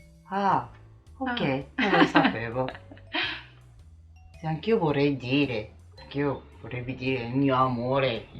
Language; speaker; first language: Italian; non-native, learner; Japanese